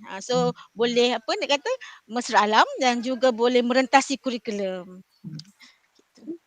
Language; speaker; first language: Malay; native; Malay